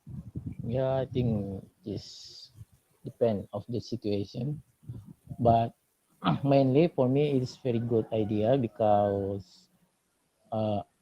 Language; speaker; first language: English; non-native, learner; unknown